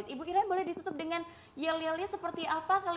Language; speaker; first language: Indonesian; native; Indonesian